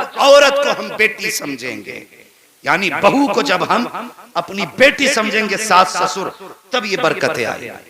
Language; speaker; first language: Hindi; native; Hindi